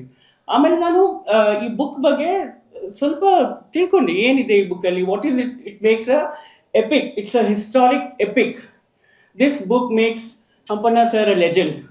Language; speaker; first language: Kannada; non-native, local second language; Urdu